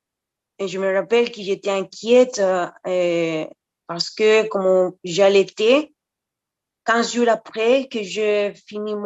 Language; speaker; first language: French; non-native, fluent; Spanish